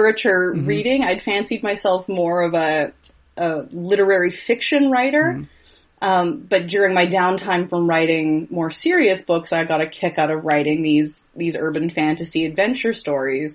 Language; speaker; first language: English; native; English